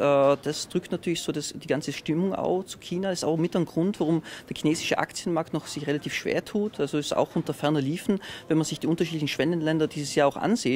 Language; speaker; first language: German; native; German